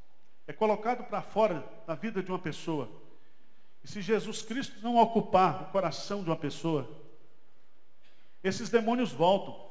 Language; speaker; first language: Portuguese; native; Portuguese